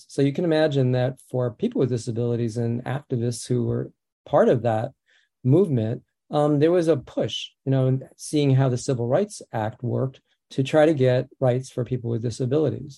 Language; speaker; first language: English; early bilingual, other home language; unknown